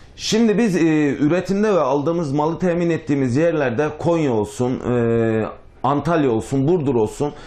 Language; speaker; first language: Turkish; native; Turkish